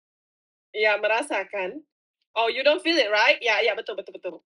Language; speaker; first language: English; non-native, fluent; Indonesian